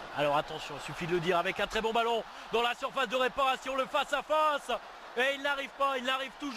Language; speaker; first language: French; native; French